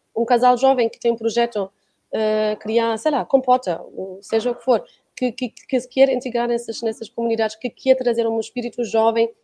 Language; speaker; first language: Portuguese; non-native, fluent; German